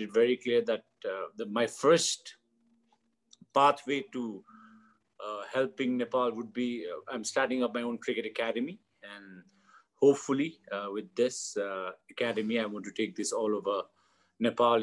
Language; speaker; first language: English; non-native, local second language; Nepali